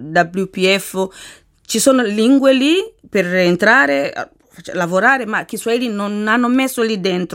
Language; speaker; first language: Italian; non-native, learner; Swahili